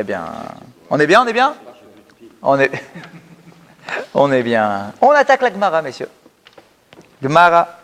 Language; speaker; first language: French; native; French